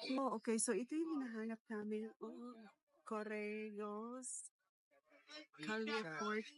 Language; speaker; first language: Filipino; non-native, local second language; Cebuano